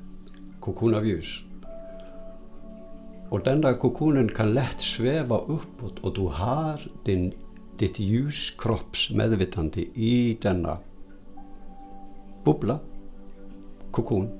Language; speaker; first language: Swedish; non-native, fluent; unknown